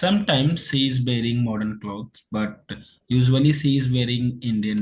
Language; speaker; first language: English; non-native, learner; Hindi